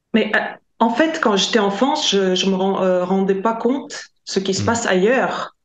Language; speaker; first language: French; non-native, fluent; Latvian